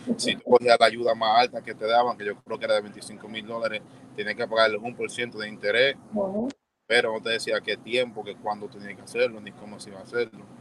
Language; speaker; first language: Spanish; early bilingual, heritage; Spanish